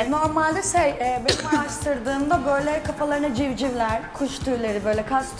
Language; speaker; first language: Turkish; native; Turkish